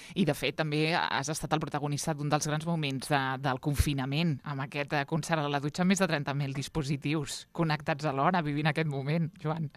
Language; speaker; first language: Catalan; native; Catalan